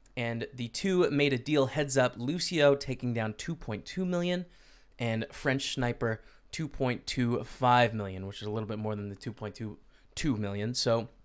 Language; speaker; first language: English; native; English